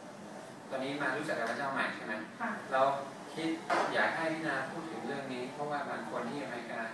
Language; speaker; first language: Thai; non-native, fluent; English